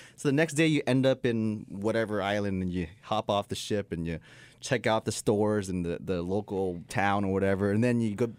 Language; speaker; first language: English; non-native, fluent; Spanish